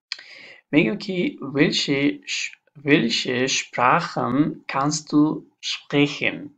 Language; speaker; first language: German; non-native, fluent; Persian